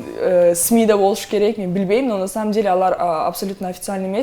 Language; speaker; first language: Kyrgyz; non-native, local second language; Russian